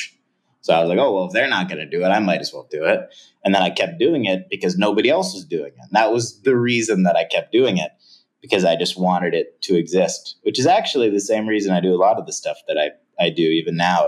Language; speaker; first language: English; native; English